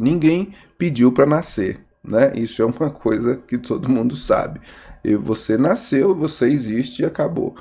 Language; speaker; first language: Portuguese; native; Portuguese